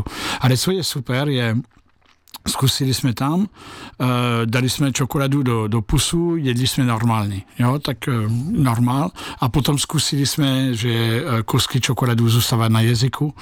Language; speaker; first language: Czech; non-native, learner; French